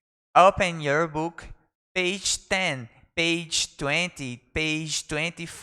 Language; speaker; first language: English; non-native, fluent; Portuguese